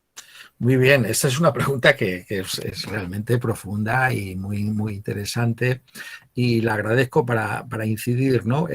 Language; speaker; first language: Spanish; native; Spanish